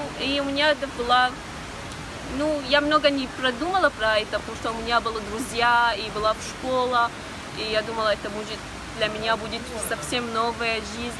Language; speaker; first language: Russian; non-native, learner; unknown